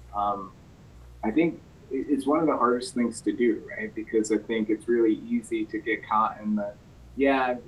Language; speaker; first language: English; native; English